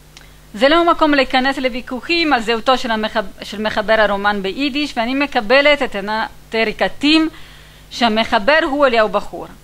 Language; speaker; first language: Hebrew; non-native, fluent; Italian